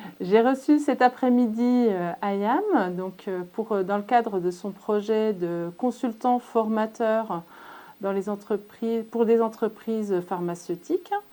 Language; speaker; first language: French; native; French